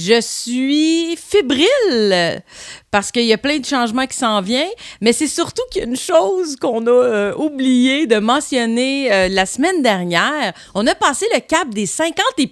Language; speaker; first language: French; native; French